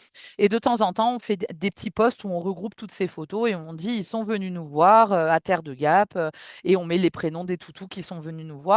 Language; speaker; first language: French; native; French